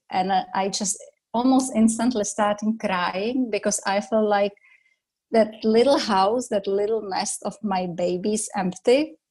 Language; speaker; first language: English; non-native, fluent; Czech